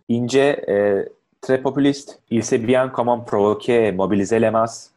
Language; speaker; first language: French; non-native, fluent; Turkish